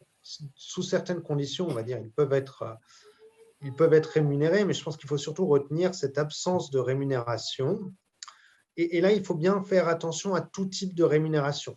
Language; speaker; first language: French; native; French